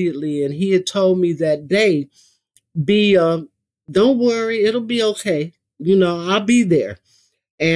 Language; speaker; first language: English; native; English